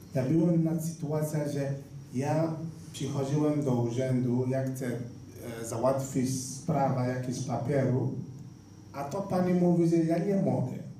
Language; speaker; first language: Polish; non-native, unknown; Igbo